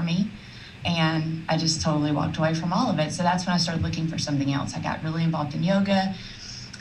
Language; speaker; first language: English; native; English